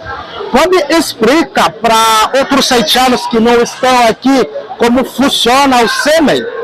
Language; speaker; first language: Portuguese; non-native, local second language; Haitian Creole